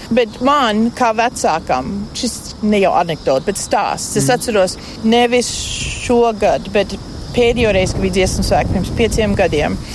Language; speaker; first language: Latvian; native; Latvian